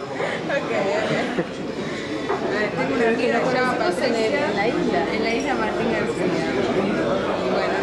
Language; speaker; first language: Spanish; native; Spanish